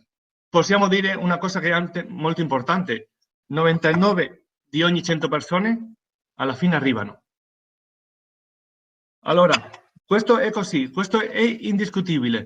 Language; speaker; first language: Italian; non-native, fluent; Spanish